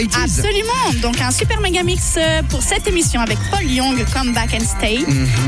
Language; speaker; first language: French; native; French